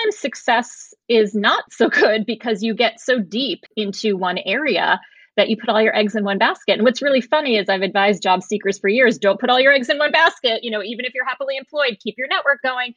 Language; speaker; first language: English; native; English